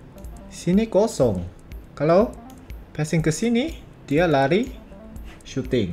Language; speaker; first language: Indonesian; non-native, fluent; Korean